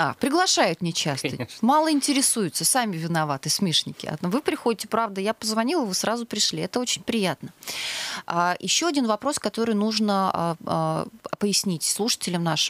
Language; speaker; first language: Russian; native; Russian